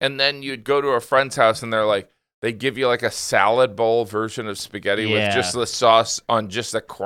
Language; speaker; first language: English; native; English